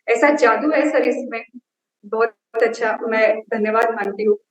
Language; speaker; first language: Hindi; non-native, local second language; Marathi